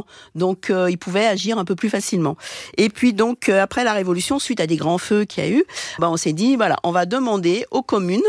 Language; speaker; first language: French; native; French